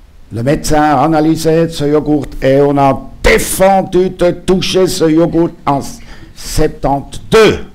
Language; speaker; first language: French; non-native, local second language; German